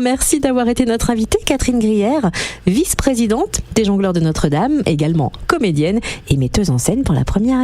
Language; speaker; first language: French; native; French